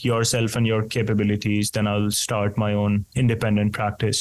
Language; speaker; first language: English; non-native, local second language; Hindi